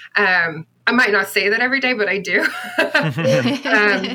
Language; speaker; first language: English; native; English